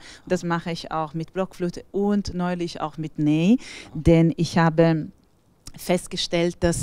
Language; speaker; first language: German; non-native, fluent; Italian